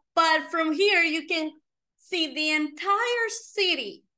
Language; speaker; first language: English; non-native, fluent; Spanish